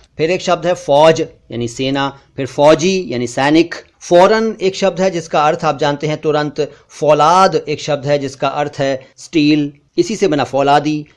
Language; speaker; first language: Hindi; native; Hindi